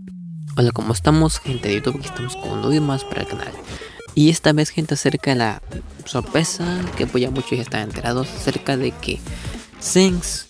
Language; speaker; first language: Spanish; native; Spanish